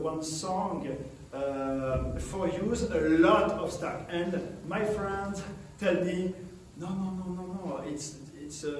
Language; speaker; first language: English; non-native, learner; French